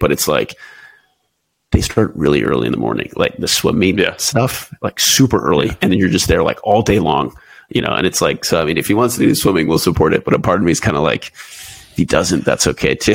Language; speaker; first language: English; native; English